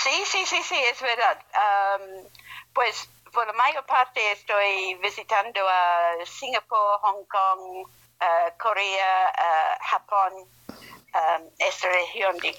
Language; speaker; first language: Spanish; non-native, fluent; English